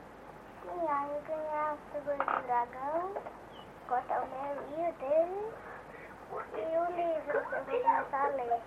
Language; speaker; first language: Portuguese; early bilingual, heritage; Portuguese